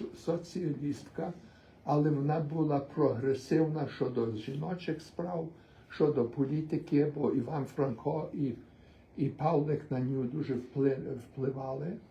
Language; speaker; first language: Ukrainian; early bilingual, other home language; English